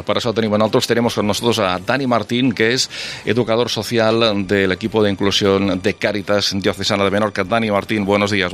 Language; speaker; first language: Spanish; non-native, local second language; Catalan